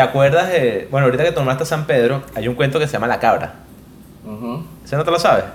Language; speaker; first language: Spanish; native; Spanish